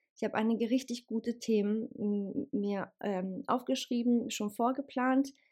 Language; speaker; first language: German; early bilingual, other home language; Bosnian